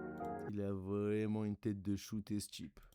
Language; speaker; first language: French; native; French